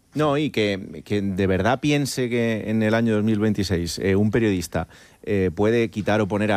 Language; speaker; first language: Spanish; native; Spanish